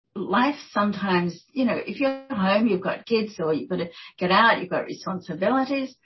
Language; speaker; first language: English; native; English